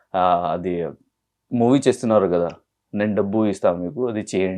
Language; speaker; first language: Telugu; non-native, learner; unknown